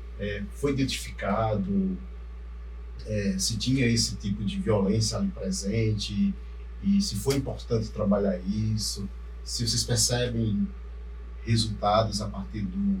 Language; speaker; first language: Portuguese; native; Portuguese